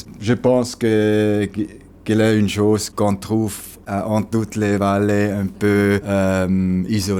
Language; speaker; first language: French; non-native, local second language; German